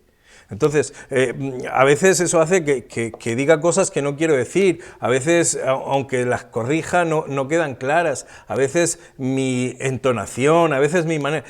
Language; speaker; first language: Spanish; native; Spanish